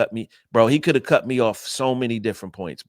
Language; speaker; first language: English; native; English